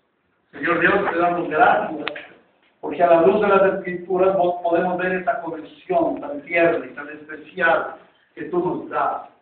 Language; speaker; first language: Spanish; native; Spanish